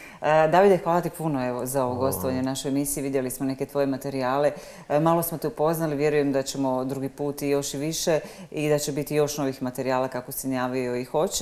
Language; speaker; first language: Serbian; native; Serbian